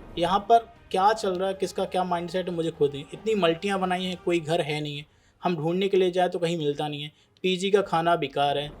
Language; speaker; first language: Hindi; native; Hindi